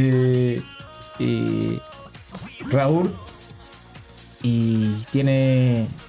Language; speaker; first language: Spanish; non-native, learner; Haitian Creole